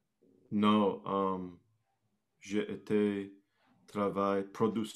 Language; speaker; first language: French; non-native, learner; English